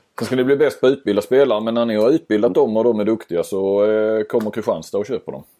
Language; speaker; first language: Swedish; native; Swedish